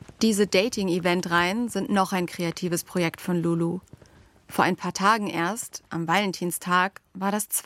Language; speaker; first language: German; native; German